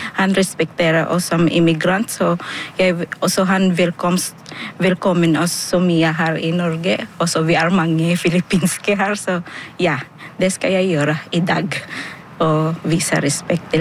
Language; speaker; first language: Norwegian; non-native, learner; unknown